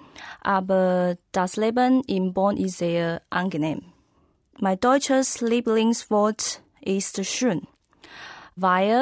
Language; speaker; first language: German; non-native, learner; Chinese